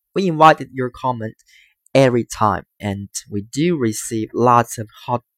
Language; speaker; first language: English; non-native, fluent; Chinese